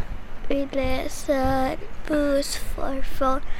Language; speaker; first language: Swedish; early bilingual, other home language; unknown